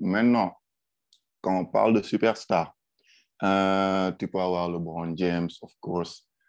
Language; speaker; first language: French; non-native, local second language; Wolof